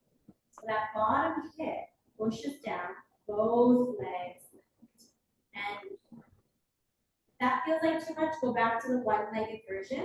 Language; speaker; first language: English; native; English